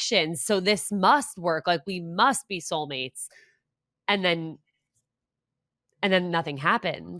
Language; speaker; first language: English; native; English